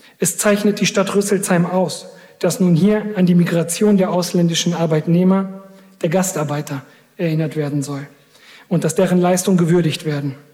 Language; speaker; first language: German; early bilingual, other home language; Greek